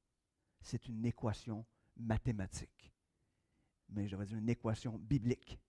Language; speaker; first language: French; native; French